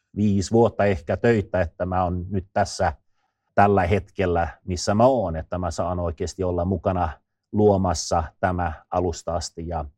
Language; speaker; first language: Finnish; non-native, fluent; Swedish